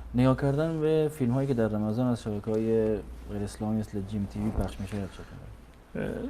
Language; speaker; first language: Persian; native; Persian